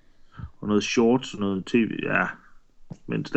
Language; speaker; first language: Danish; native; Danish